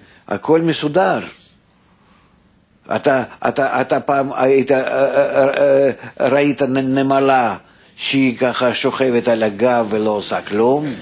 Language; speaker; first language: Hebrew; non-native, fluent; Russian